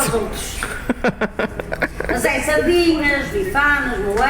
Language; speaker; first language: Portuguese; native; Portuguese